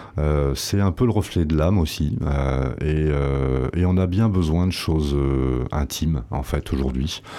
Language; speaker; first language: French; native; French